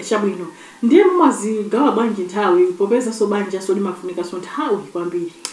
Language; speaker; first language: Nyanja; native; Nyanja